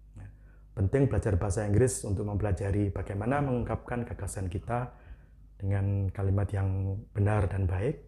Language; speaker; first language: Indonesian; non-native, local second language; Javanese